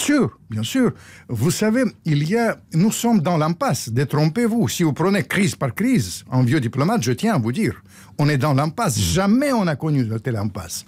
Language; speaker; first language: French; non-native, fluent; Russian